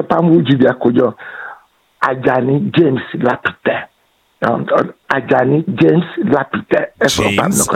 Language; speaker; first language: Hungarian; non-native, fluent; Yoruba